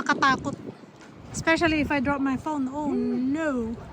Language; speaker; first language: English; non-native, local second language; Filipino